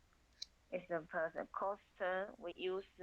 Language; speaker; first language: English; non-native, learner; Chinese